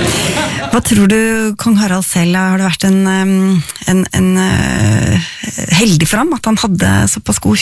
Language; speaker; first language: Norwegian; native; Norwegian